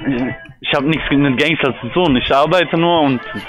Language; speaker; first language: German; native; German